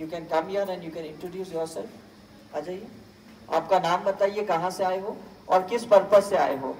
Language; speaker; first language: Hindi; native; Hindi